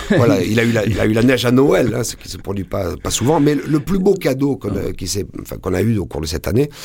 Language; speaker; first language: French; native; French